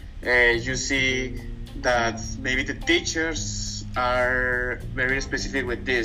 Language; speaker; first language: English; non-native, learner; Spanish